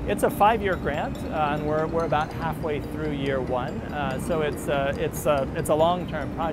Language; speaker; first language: English; native; English